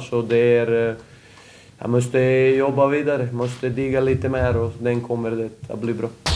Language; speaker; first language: Swedish; non-native, fluent; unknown